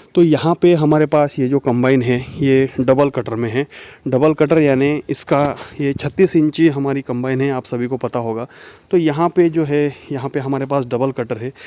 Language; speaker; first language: Hindi; non-native, local second language; Marathi